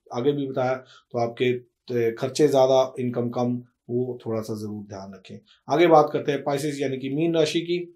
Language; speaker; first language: Hindi; native; Hindi